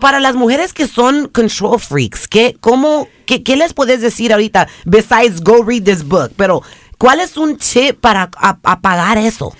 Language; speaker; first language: Spanish; early bilingual, other home language; English